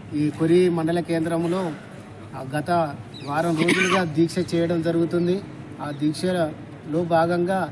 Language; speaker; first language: Telugu; native; Telugu